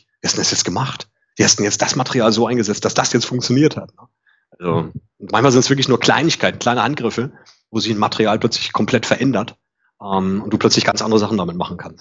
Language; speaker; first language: German; native; German